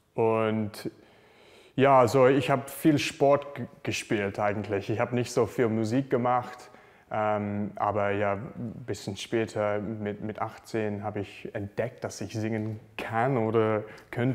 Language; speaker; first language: German; non-native, learner; English